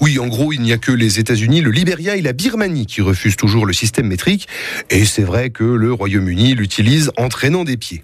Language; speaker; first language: French; native; French